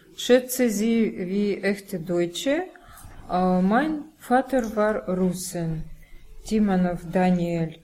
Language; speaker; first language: German; non-native, fluent; Russian